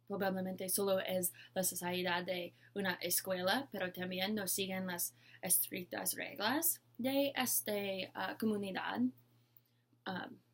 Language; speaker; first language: Spanish; non-native, learner; English